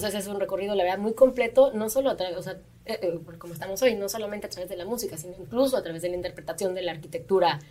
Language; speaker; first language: Spanish; native; Spanish